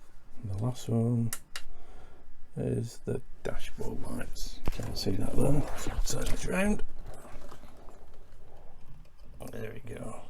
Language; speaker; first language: English; native; English